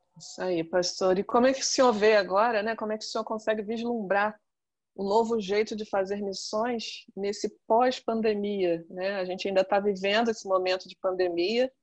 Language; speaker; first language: Portuguese; native; Portuguese